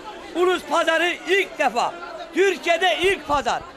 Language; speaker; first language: Turkish; native; Turkish